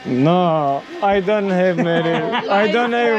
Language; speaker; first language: English; non-native, learner; Turkish